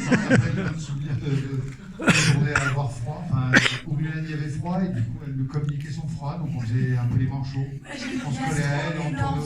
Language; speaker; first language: French; native; French